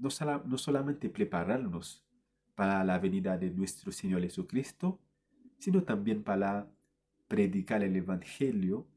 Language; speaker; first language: Spanish; non-native, fluent; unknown